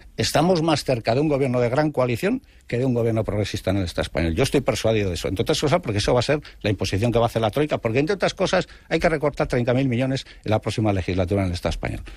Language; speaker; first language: Spanish; non-native, local second language; Basque